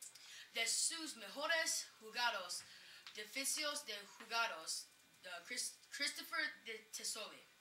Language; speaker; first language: Spanish; non-native, learner; English